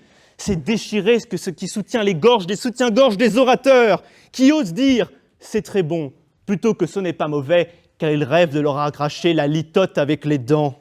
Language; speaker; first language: French; native; French